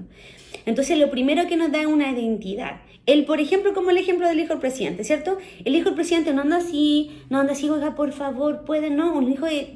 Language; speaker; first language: Spanish; native; Spanish